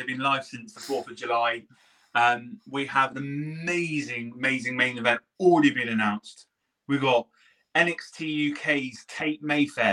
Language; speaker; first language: English; native; English